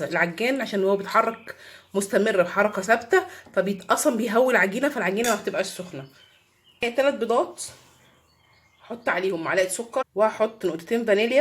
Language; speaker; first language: Arabic; native; Arabic